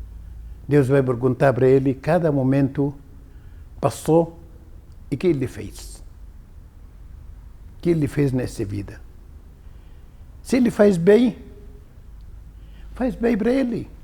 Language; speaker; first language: Portuguese; non-native, learner; Arabic